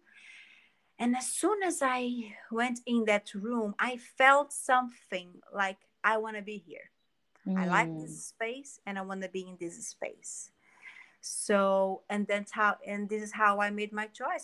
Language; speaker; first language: English; non-native, fluent; Portuguese